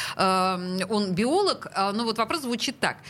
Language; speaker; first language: Russian; native; Russian